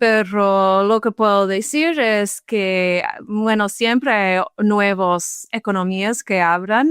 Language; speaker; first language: Spanish; non-native, fluent; English